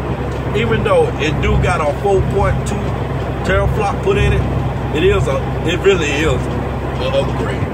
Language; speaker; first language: English; native; English